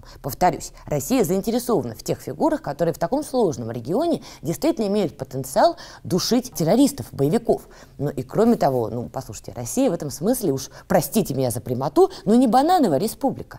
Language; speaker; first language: Russian; native; Russian